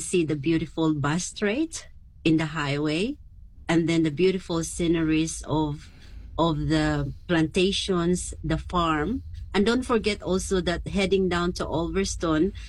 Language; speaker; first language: Filipino; native; Filipino